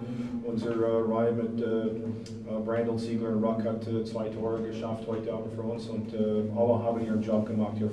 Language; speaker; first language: German; non-native, fluent; English